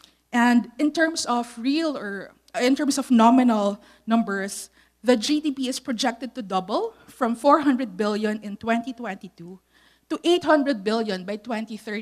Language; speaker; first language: English; non-native, local second language; Filipino